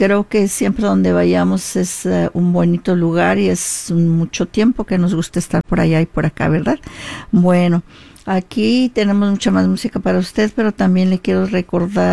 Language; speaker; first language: Spanish; early bilingual, heritage; Spanish